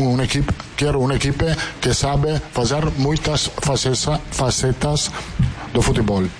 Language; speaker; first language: Portuguese; non-native, fluent; Italian